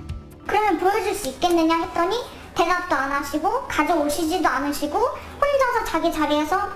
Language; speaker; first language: Korean; native; Korean